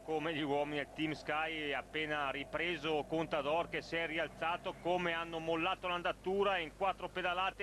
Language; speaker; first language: Italian; native; Italian